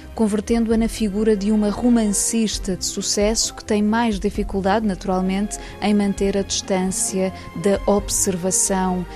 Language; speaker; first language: Portuguese; native; Portuguese